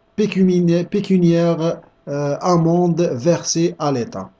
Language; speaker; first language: French; non-native, local second language; Arabic